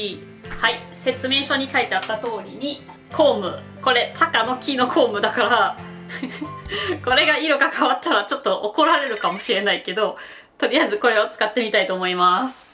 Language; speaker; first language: Japanese; non-native, fluent; German